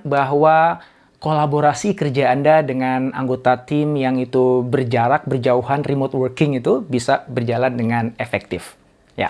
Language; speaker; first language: Indonesian; native; Indonesian